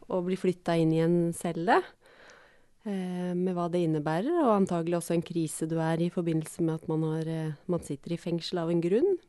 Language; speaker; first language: Norwegian; native; Norwegian